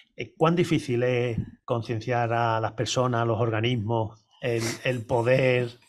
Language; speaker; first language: Spanish; native; Spanish